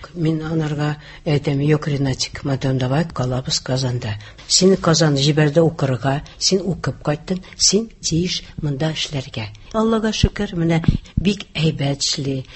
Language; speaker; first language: Tatar; early bilingual, heritage; Tatar